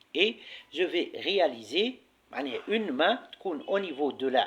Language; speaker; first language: French; non-native, local second language; Arabic